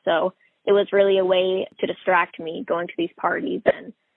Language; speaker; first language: English; native; English